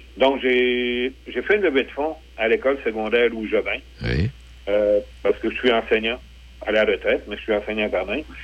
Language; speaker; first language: French; early bilingual, other home language; Polish